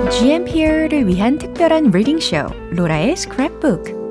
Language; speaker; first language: Korean; native; Korean